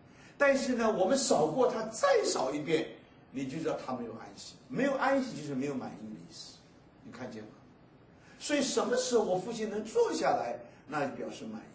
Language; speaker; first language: Chinese; native; Chinese